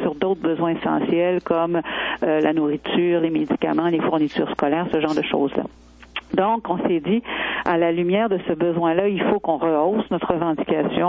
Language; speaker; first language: French; native; French